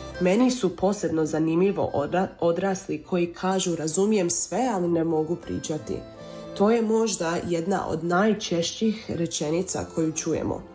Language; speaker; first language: Croatian; early bilingual, heritage; Croatian